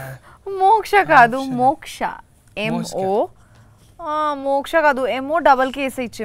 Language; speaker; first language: Telugu; non-native, learner; Bangla